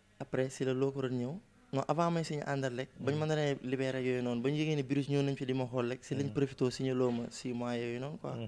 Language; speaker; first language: Wolof; native; Wolof